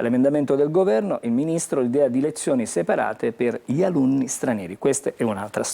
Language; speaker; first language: Italian; native; Italian